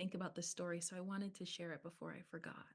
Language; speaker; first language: English; native; English